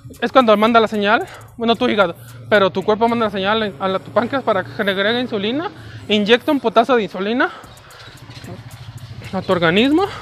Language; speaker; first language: Spanish; native; Spanish